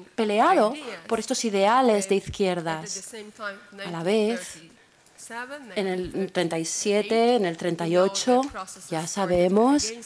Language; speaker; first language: Spanish; non-native, fluent; Polish